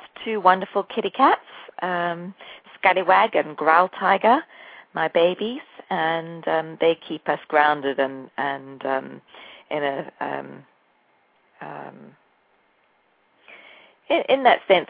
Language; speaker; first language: English; native; English